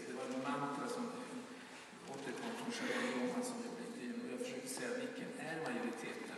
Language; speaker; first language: Swedish; native; Swedish